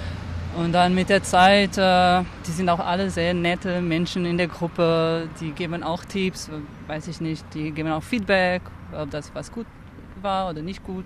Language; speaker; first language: German; non-native, fluent; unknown